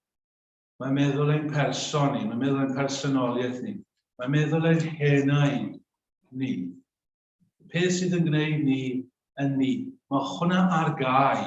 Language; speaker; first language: Welsh; native; Welsh